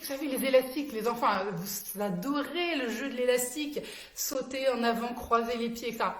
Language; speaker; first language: French; native; French